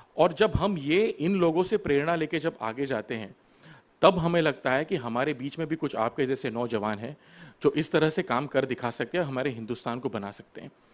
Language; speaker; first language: Hindi; non-native, local second language; Marathi